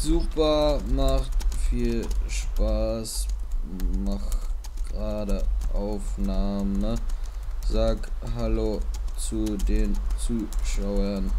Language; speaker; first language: German; native; German